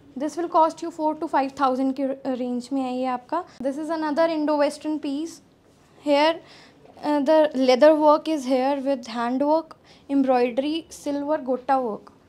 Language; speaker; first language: Hindi; non-native, local second language; Punjabi